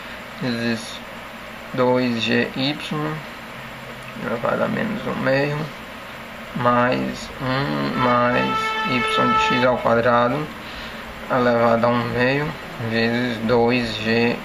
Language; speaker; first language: Portuguese; native; Portuguese